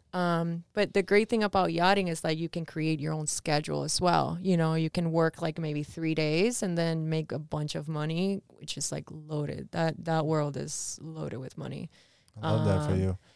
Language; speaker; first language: English; early bilingual, other home language; Spanish